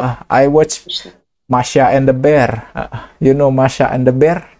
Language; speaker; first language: English; non-native, learner; Indonesian